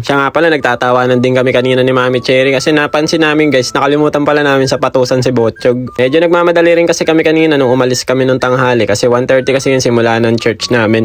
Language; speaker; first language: Filipino; native; Filipino